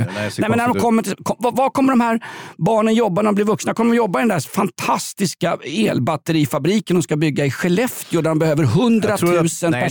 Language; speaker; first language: Swedish; native; Swedish